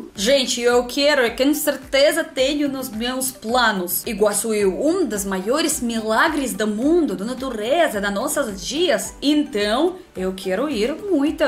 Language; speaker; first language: Portuguese; non-native, learner; Russian